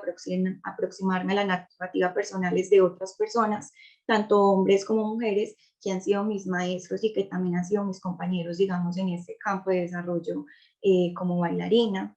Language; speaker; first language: Spanish; native; Spanish